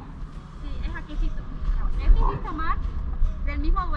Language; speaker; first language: Spanish; native; Spanish